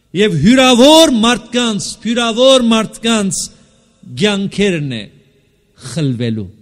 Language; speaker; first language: Armenian; native; Armenian